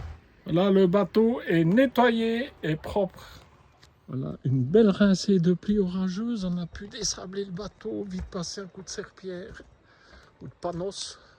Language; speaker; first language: French; native; French